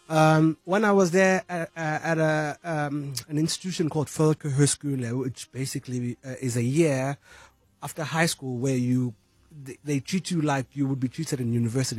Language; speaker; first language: English; non-native, local second language; Zulu